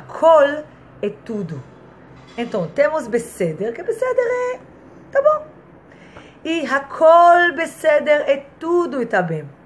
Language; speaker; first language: Portuguese; non-native, fluent; Hebrew